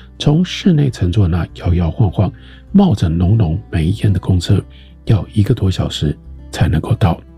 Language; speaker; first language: Chinese; native; Chinese